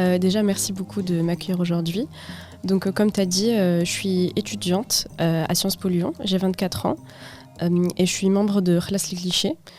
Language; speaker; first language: French; non-native, local second language; Arabic